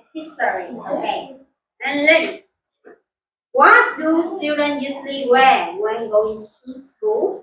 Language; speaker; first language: English; non-native, fluent; Vietnamese